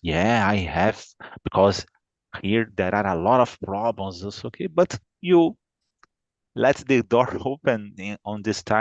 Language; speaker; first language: English; non-native, fluent; Portuguese